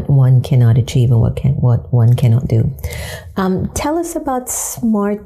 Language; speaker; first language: English; native; English